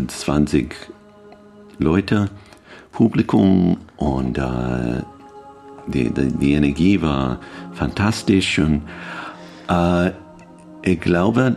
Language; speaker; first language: German; non-native, learner; English